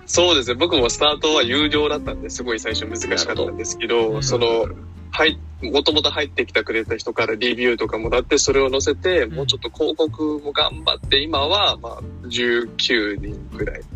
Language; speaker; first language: Japanese; early bilingual, heritage; Japanese